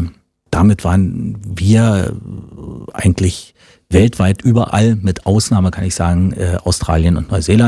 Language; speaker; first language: German; native; German